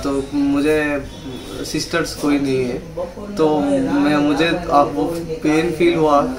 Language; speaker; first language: Hindi; non-native, local second language; Telugu